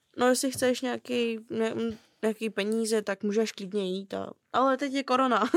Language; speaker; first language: Czech; non-native, fluent; Russian